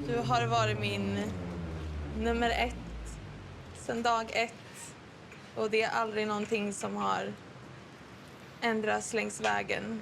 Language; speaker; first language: Swedish; native; Swedish